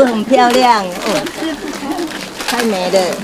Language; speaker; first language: Chinese; non-native, fluent; Vietnamese